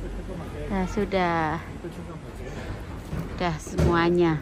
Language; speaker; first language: Indonesian; native; Indonesian